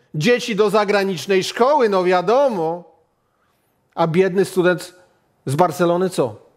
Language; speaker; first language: Polish; native; Polish